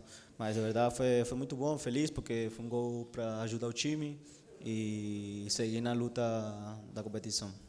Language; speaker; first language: Portuguese; non-native, fluent; Spanish